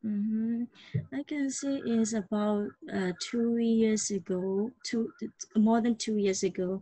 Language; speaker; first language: English; non-native, learner; Burmese